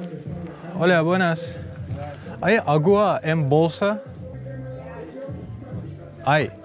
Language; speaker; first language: Spanish; non-native, learner; Turkish